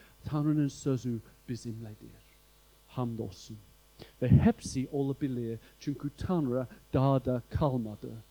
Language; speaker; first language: Turkish; non-native, fluent; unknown